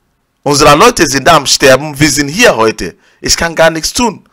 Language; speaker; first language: German; non-native, learner; Igbo